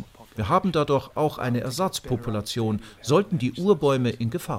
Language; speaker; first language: German; native; German